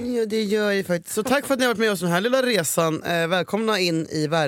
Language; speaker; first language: Swedish; native; Swedish